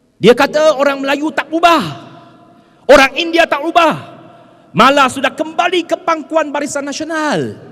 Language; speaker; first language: Malay; non-native, local second language; Chinese